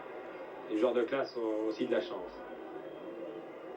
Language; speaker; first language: French; native; French